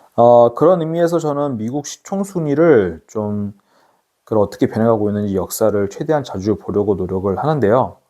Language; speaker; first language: Korean; native; Korean